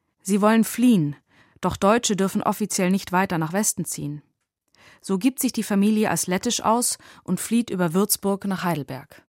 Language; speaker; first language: German; native; German